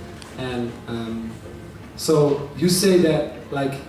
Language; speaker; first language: English; non-native, fluent; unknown